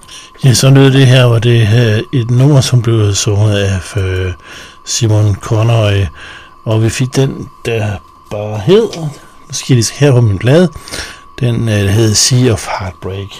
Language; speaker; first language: Danish; native; Danish